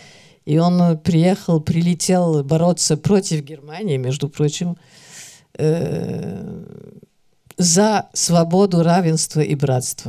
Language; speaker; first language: Russian; early bilingual, heritage; Russian